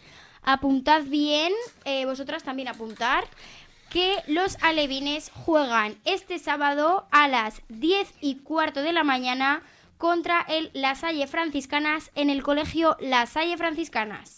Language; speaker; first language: Spanish; native; Spanish